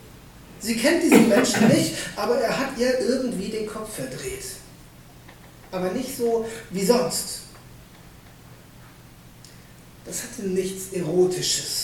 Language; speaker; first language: German; native; German